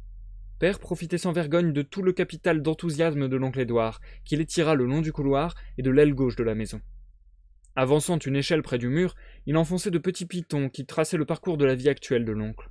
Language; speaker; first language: French; native; French